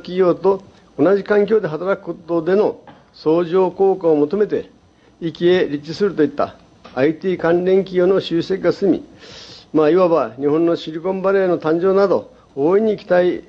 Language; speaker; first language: Japanese; native; Japanese